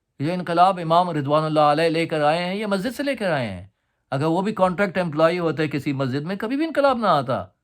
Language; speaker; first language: Urdu; native; Urdu